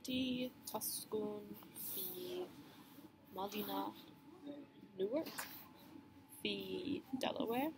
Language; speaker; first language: Arabic; non-native, learner; English